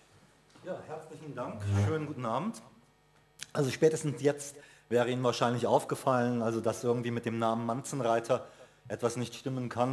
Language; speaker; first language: German; native; German